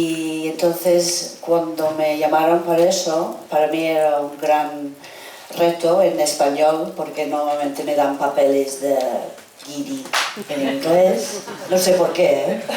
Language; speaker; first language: Spanish; non-native, fluent; English